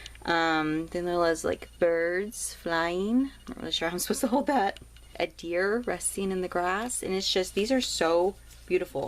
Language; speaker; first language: English; native; English